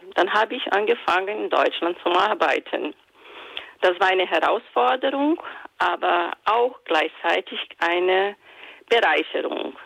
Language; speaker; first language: German; non-native, fluent; Portuguese